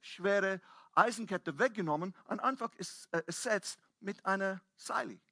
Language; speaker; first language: German; non-native, fluent; English